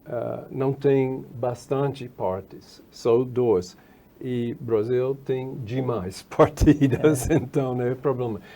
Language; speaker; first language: Portuguese; non-native, fluent; English